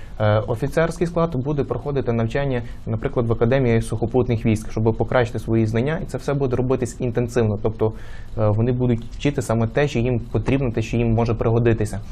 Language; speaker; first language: Ukrainian; native; Ukrainian